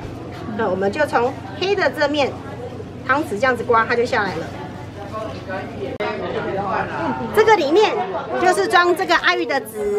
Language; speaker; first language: Chinese; native; Chinese